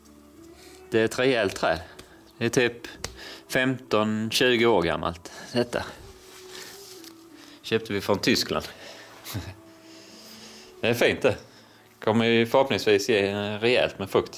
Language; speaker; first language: Swedish; native; Swedish